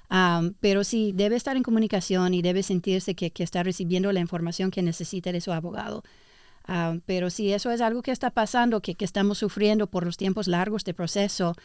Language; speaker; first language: Spanish; early bilingual, heritage; English